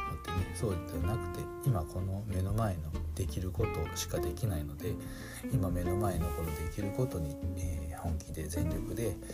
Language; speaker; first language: Japanese; native; Japanese